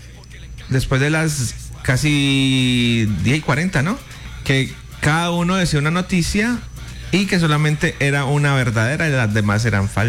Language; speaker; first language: Spanish; native; Spanish